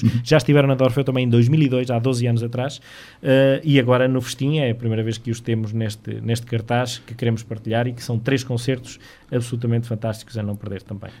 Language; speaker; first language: Portuguese; native; Portuguese